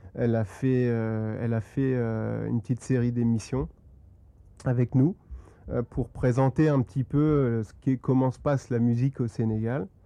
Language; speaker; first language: French; native; French